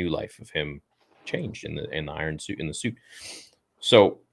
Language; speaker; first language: English; native; English